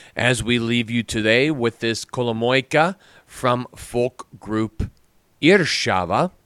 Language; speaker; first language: English; native; English